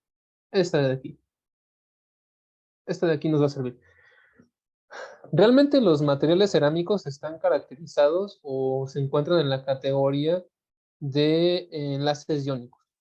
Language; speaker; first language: Spanish; native; Spanish